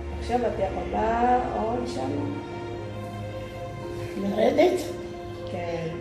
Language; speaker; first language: Hebrew; non-native, learner; Filipino